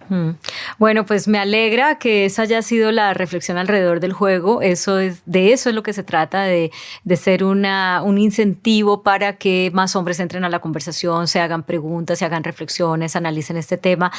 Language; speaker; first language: Spanish; native; Spanish